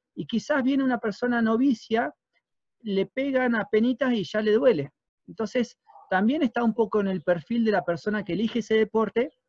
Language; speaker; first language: Spanish; native; Spanish